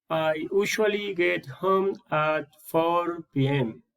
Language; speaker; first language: English; non-native, learner; Spanish